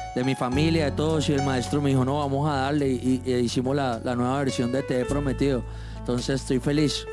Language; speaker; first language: Spanish; native; Spanish